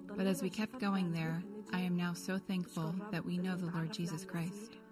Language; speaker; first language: English; non-native, fluent; Kurdish